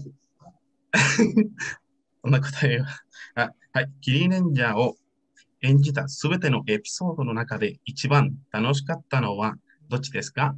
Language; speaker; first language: Japanese; non-native, learner; Spanish